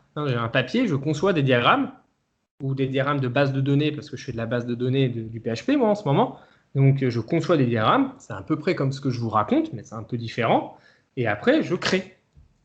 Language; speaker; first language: French; native; French